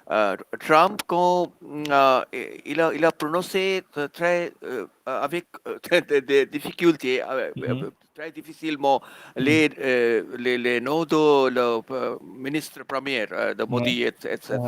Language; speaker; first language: French; non-native, fluent; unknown